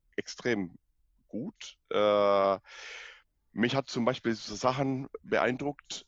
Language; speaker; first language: German; non-native, fluent; Spanish